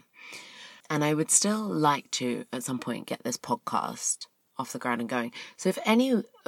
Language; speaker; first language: English; native; English